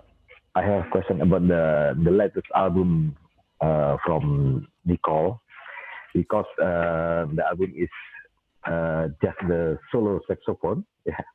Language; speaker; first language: English; non-native, learner; Indonesian